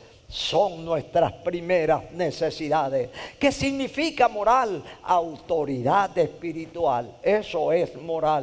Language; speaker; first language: Spanish; native; Spanish